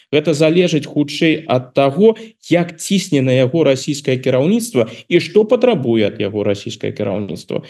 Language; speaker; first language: Belarusian; native; Belarusian